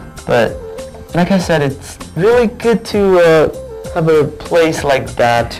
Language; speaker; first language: English; non-native, fluent; Chinese